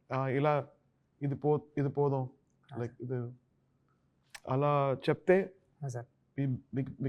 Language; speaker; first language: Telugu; non-native, learner; Tamil